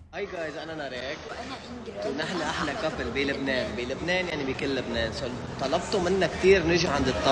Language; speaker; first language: Arabic; native; Arabic